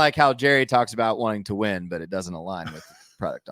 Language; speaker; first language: English; native; English